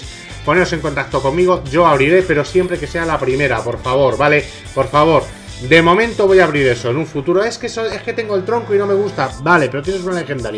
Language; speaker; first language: Spanish; native; Spanish